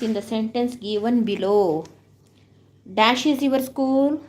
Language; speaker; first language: English; non-native, local second language; Kannada